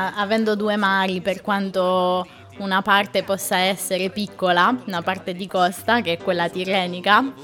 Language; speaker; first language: Italian; native; Italian